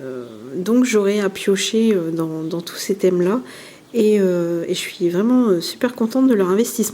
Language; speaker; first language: French; native; French